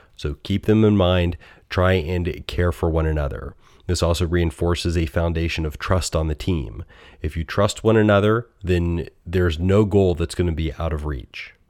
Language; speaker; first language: English; native; English